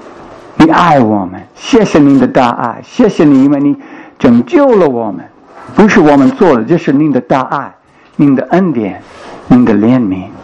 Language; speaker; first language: Chinese; non-native, fluent; English